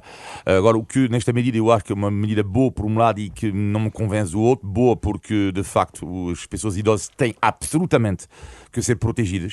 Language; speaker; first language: Portuguese; non-native, fluent; French